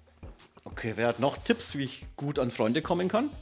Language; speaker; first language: German; native; German